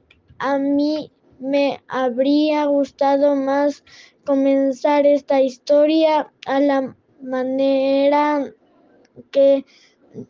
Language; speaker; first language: Spanish; non-native, learner; French